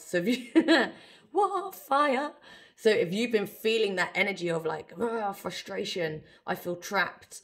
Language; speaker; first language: English; native; English